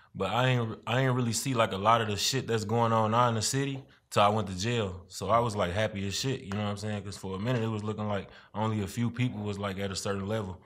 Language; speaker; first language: English; native; English